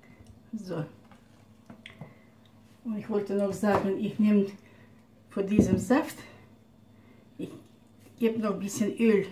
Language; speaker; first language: German; non-native, fluent; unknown